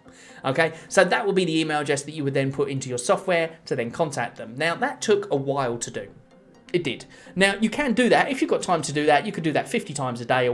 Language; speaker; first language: English; native; English